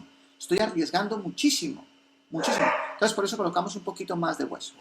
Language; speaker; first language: Spanish; native; Spanish